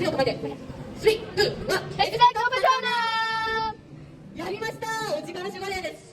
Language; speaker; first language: Japanese; native; Japanese